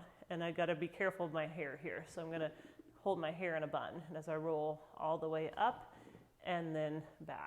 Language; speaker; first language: English; native; English